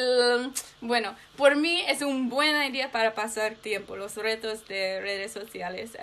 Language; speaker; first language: Spanish; non-native, learner; English